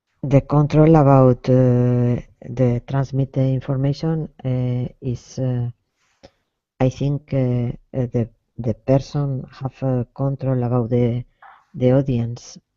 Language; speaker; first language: English; non-native, learner; Spanish